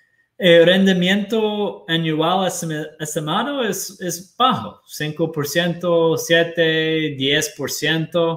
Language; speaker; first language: Spanish; non-native, fluent; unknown